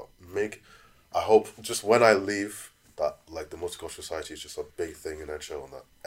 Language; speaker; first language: English; native; English